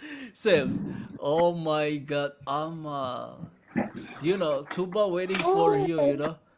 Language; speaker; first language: English; non-native, learner; Indonesian